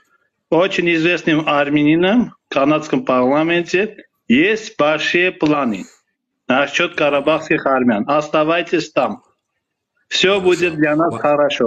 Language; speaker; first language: Russian; non-native, fluent; Armenian